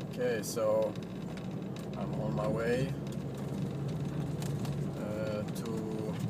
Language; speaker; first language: English; non-native, fluent; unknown